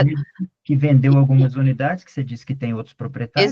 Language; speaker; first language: Portuguese; native; Portuguese